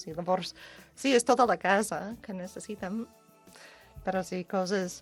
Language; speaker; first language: Catalan; non-native, learner; English